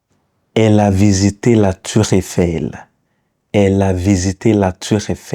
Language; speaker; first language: French; non-native, fluent; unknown